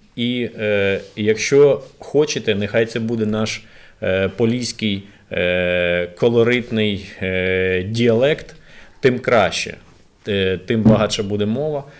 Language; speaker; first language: Ukrainian; native; Ukrainian